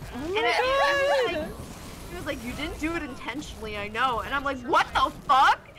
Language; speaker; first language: English; native; English